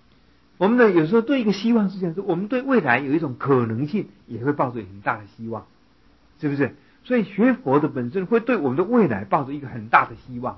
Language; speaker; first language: Chinese; native; Chinese